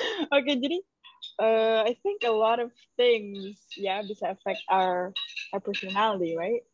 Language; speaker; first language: English; early bilingual, other home language; Indonesian